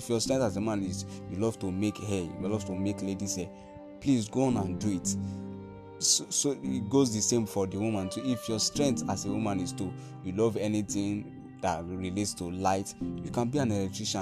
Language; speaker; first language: English; non-native, local second language; Yoruba